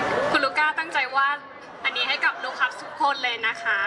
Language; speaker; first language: Thai; native; Thai